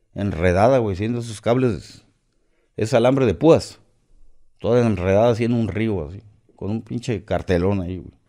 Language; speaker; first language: Spanish; native; Spanish